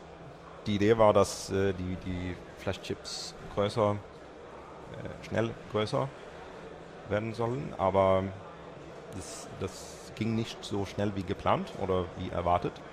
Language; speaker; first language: German; non-native, fluent; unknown